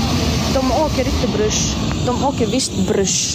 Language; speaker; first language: Swedish; early bilingual, other home language; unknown